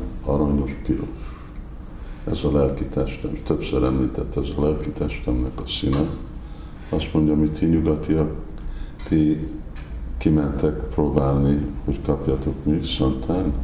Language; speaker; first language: Hungarian; non-native, fluent; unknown